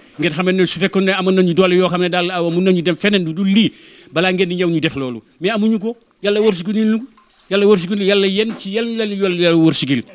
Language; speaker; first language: Wolof; non-native, local second language; Fula